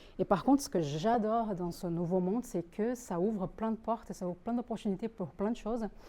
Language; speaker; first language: French; non-native, fluent; Portuguese